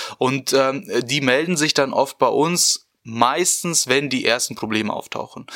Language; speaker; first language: German; native; German